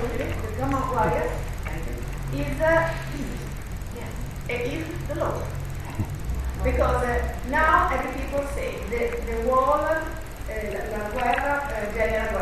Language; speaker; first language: English; non-native, learner; Italian